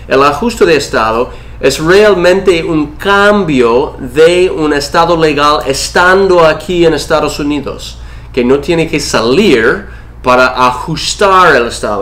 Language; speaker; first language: Spanish; non-native, fluent; English